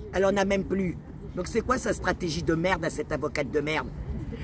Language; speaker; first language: French; native; French